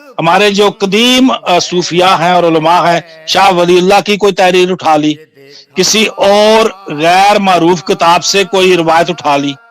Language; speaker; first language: Urdu; non-native, local second language; Punjabi